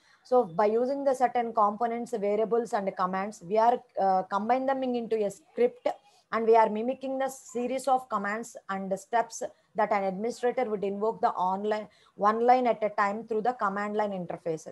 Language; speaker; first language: English; non-native, local second language; Telugu